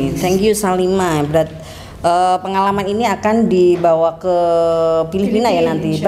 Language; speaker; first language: Indonesian; native; Indonesian